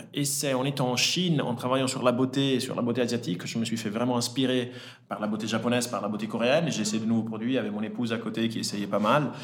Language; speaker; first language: French; early bilingual, other home language; Italian